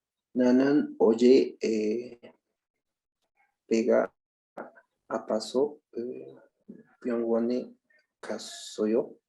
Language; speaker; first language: Korean; non-native, learner; Spanish